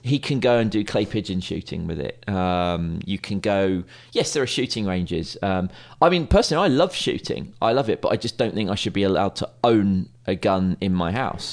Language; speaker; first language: English; native; English